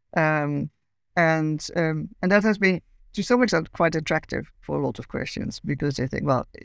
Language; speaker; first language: English; non-native, fluent; Dutch